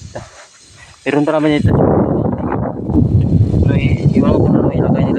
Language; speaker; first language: Filipino; non-native, local second language; Kinaray-a